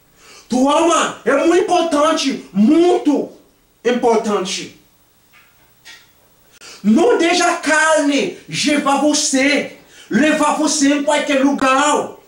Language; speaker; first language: Portuguese; non-native, learner; Haitian Creole